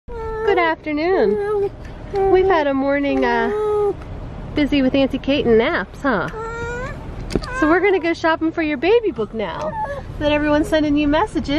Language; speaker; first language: English; native; English